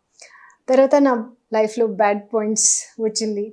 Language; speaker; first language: Telugu; non-native, learner; Hindi